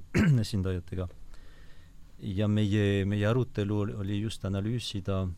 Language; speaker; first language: Estonian; non-native, fluent; French